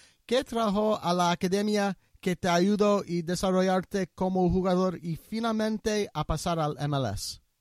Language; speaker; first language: Spanish; non-native, learner; English